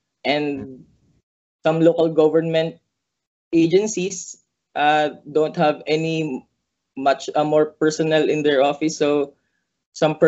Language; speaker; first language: English; non-native, local second language; Cebuano